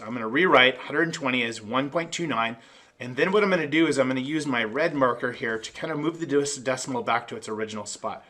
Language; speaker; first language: English; native; English